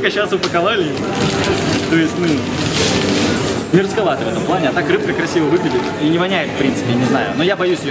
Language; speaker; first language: Russian; native; Russian